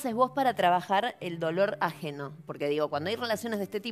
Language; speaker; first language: Spanish; native; Spanish